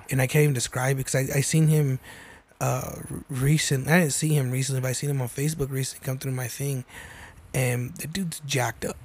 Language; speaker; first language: English; native; English